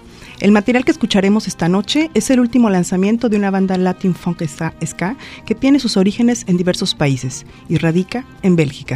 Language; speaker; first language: Spanish; native; Spanish